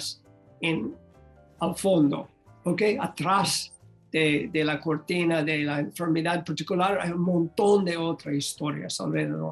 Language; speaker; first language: Spanish; non-native, learner; English